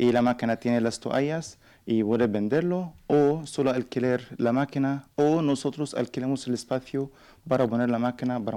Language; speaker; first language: Spanish; non-native, learner; Arabic